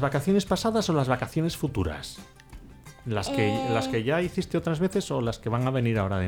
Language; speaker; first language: Spanish; native; Spanish